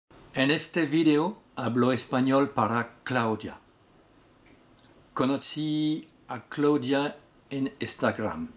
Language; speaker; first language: Spanish; non-native, learner; French